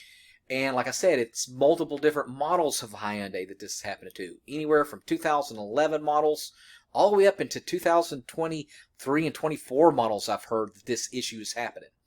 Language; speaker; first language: English; native; English